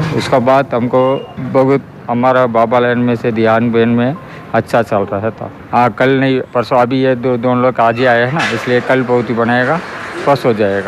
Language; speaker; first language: Hindi; non-native, local second language; Tamil